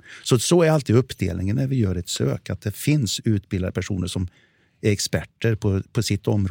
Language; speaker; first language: Swedish; native; Swedish